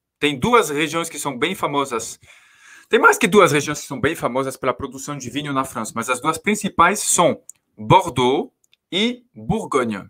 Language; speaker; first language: Portuguese; non-native, fluent; French